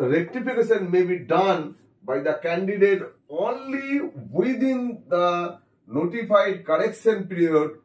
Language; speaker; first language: English; non-native, local second language; Bangla